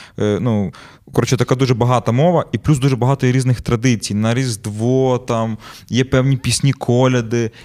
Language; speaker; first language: Ukrainian; native; Ukrainian